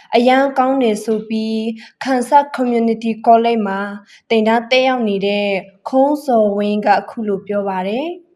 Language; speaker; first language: Burmese; non-native, local second language; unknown